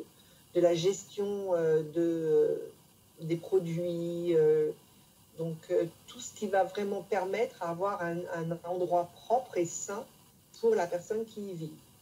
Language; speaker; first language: French; native; French